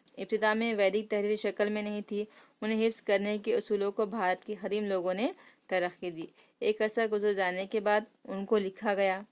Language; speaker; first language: Urdu; native; Urdu